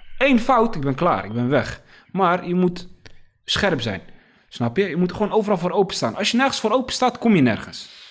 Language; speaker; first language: Dutch; early bilingual, other home language; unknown